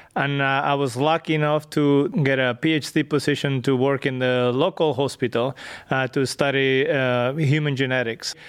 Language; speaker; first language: English; non-native, fluent; Spanish